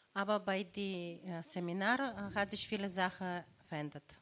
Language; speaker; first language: German; non-native, learner; Bulgarian